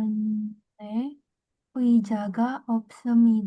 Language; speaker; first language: Korean; non-native, learner; Indonesian